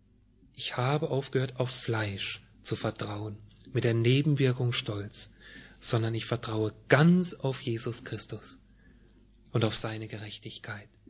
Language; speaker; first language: German; native; German